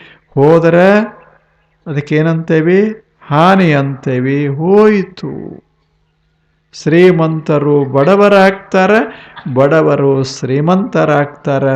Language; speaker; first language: Kannada; native; Kannada